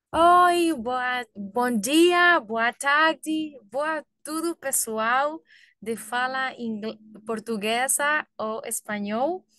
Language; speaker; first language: Portuguese; non-native, learner; Spanish